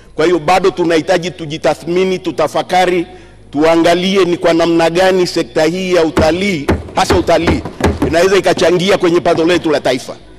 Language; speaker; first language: Swahili; native; Swahili